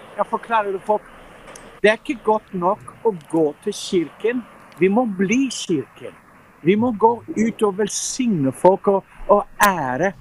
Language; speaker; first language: Norwegian; non-native, fluent; English